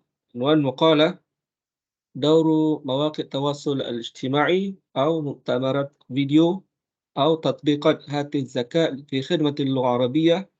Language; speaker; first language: Arabic; non-native, fluent; Malay